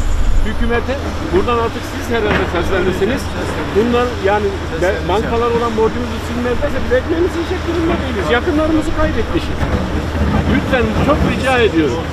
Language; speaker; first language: Turkish; native; Turkish